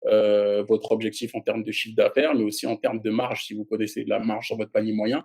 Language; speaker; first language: French; native; French